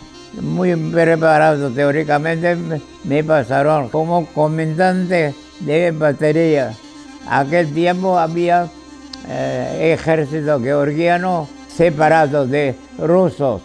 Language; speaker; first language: Spanish; non-native, fluent; Georgian